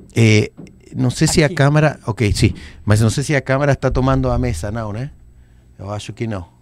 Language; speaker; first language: Portuguese; non-native, learner; Spanish